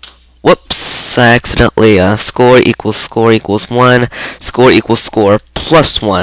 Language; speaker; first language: English; native; English